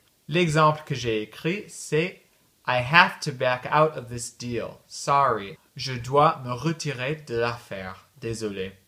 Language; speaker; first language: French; non-native, fluent; English